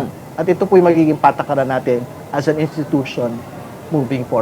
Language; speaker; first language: Filipino; native; Filipino